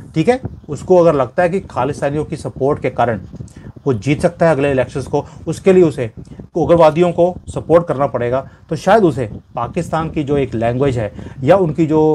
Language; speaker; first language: Hindi; native; Hindi